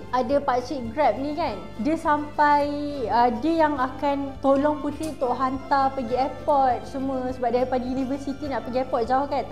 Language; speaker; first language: Malay; native; Malay